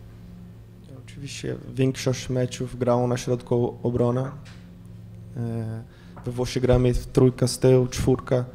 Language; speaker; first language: Polish; non-native, fluent; Portuguese